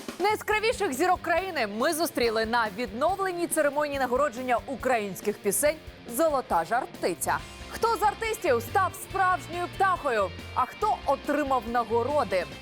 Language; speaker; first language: Ukrainian; native; Ukrainian